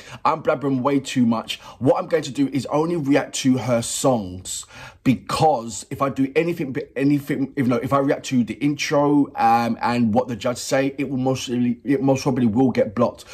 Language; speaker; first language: English; native; English